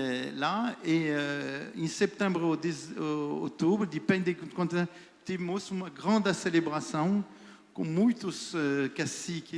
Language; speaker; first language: Portuguese; non-native, fluent; French